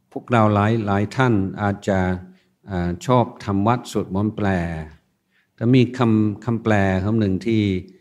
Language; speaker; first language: Thai; non-native, fluent; English